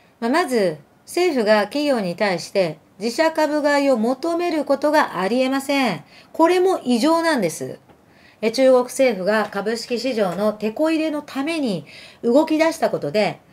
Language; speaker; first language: Japanese; early bilingual, other home language; Arabic